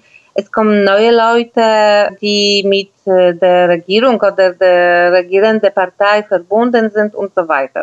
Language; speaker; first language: German; non-native, fluent; Polish